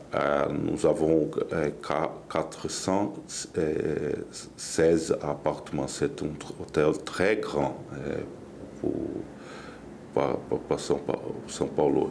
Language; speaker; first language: French; non-native, learner; Portuguese